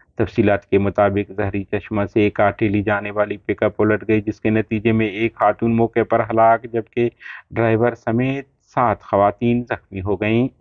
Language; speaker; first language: Urdu; non-native, local second language; Baluchi